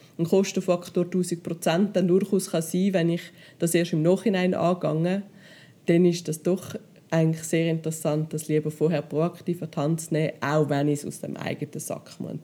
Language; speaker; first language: German; native; German